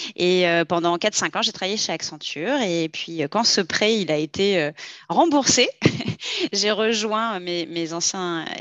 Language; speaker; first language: French; native; French